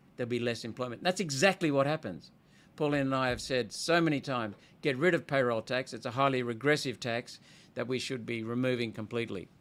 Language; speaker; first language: English; native; English